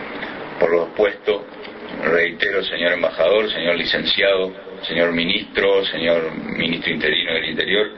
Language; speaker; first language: Spanish; native; Spanish